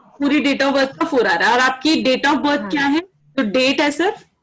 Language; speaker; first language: Hindi; native; Hindi